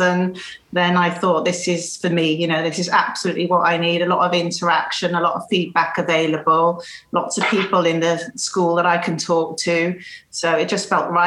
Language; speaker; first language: English; native; English